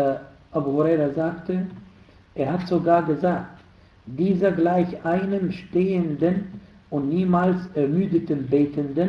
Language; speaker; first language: German; non-native, fluent; Arabic